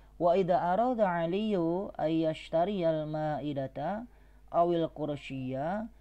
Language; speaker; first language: Arabic; non-native, fluent; Indonesian